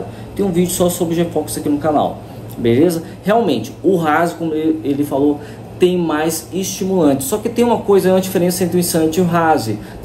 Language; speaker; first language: Portuguese; native; Portuguese